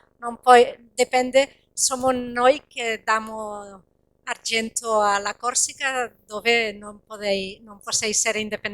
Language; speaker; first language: Italian; non-native, fluent; Catalan